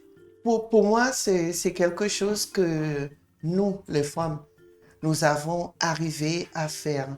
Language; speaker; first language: French; non-native, fluent; English